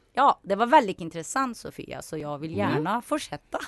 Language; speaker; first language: Swedish; non-native, fluent; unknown